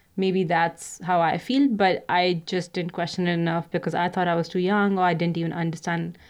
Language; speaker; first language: English; non-native, local second language; Hindi